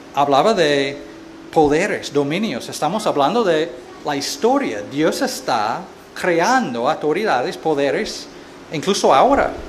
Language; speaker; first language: Spanish; non-native, fluent; English